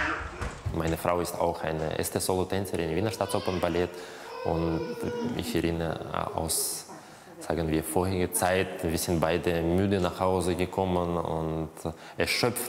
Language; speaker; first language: German; non-native, fluent; Russian